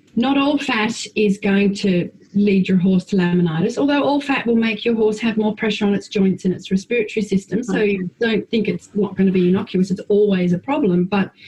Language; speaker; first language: English; native; English